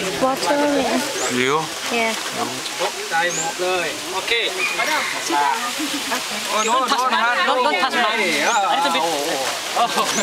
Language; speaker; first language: English; non-native, learner; Thai